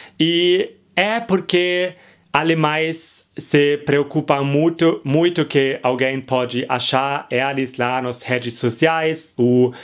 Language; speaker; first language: Portuguese; non-native, fluent; German